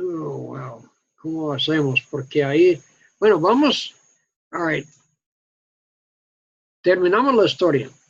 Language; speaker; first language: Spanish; non-native, fluent; English